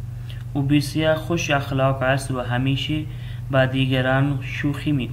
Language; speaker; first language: Persian; non-native, fluent; Urdu